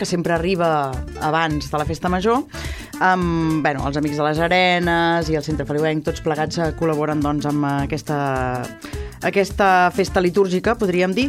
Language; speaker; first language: Catalan; native; Catalan